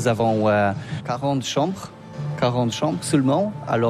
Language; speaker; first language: French; non-native, learner; Polish